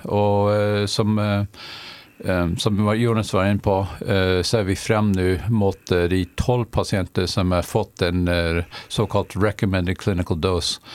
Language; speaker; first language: Norwegian; non-native, fluent; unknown